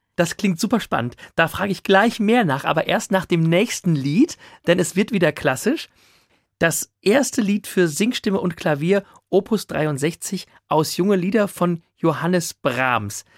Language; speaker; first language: German; native; German